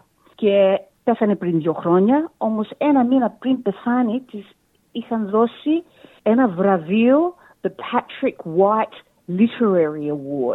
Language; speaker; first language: Greek; early bilingual, heritage; Greek